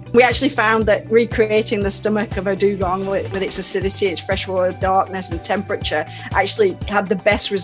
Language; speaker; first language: English; native; English